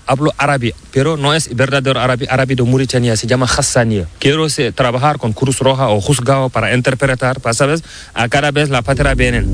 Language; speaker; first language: Spanish; non-native, learner; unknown